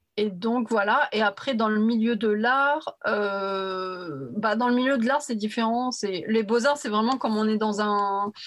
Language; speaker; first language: French; early bilingual, other home language; Arabic